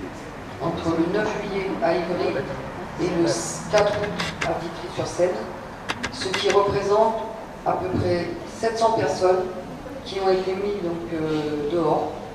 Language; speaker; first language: French; native; French